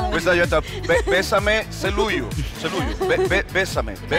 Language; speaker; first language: Russian; non-native, learner; Spanish